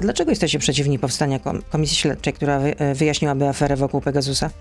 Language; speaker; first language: Polish; native; Polish